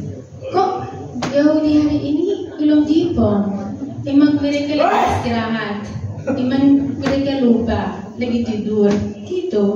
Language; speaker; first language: Indonesian; non-native, fluent; Arabic